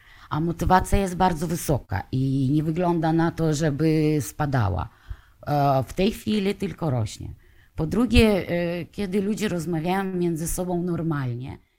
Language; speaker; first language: Polish; non-native, fluent; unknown